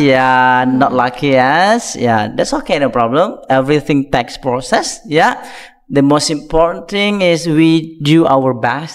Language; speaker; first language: English; non-native, fluent; Indonesian